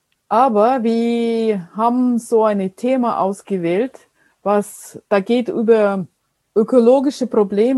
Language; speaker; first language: German; non-native, fluent; Russian